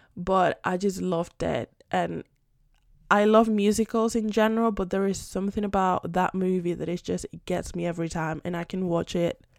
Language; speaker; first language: English; non-native, fluent; Spanish